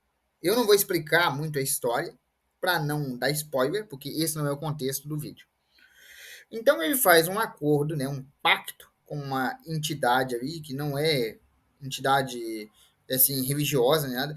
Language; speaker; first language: Portuguese; native; Portuguese